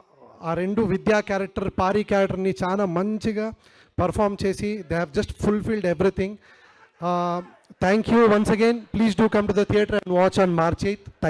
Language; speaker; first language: Telugu; non-native, learner; Kannada